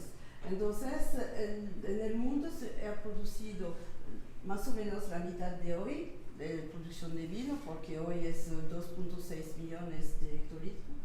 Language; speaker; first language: Spanish; non-native, learner; French